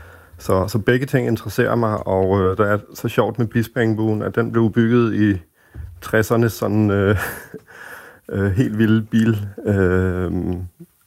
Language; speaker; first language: Danish; native; Danish